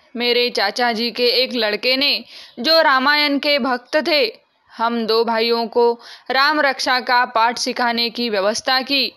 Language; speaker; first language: Hindi; non-native, local second language; Marathi